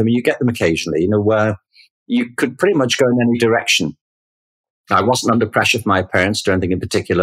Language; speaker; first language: English; native; English